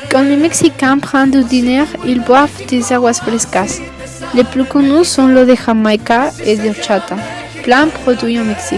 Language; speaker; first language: French; non-native, learner; Spanish